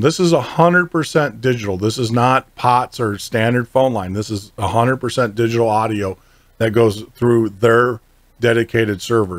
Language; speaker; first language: English; native; English